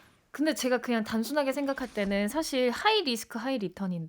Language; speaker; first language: Korean; native; Korean